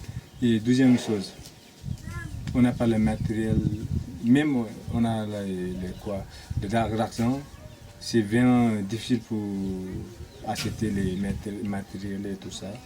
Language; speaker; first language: French; non-native, fluent; Nepali